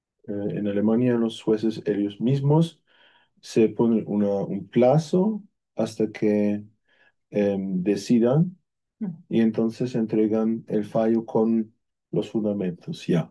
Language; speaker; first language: Spanish; non-native, fluent; German